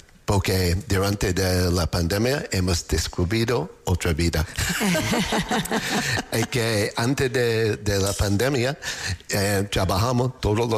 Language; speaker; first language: Spanish; non-native, learner; English